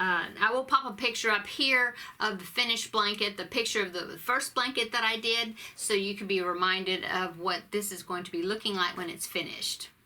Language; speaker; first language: English; native; English